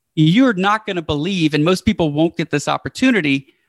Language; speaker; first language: English; native; English